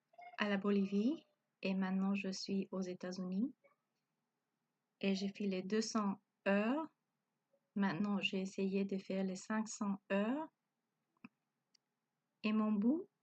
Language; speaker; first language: French; non-native, learner; Spanish